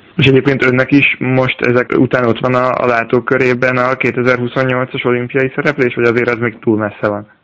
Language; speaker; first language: Hungarian; native; Hungarian